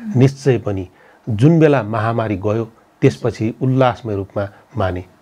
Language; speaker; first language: Nepali; non-native, local second language; Newari